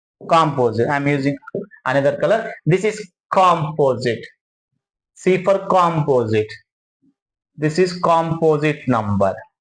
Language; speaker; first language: English; non-native, local second language; Telugu